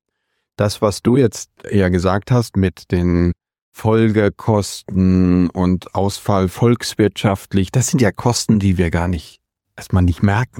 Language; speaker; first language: German; native; German